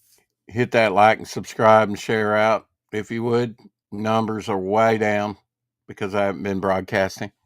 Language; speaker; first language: English; native; English